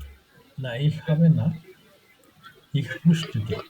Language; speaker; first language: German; non-native, fluent; Bangla